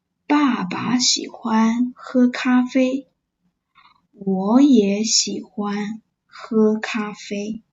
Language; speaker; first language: Chinese; non-native, fluent; English